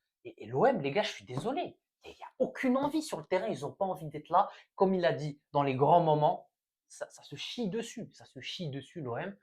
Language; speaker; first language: French; native; French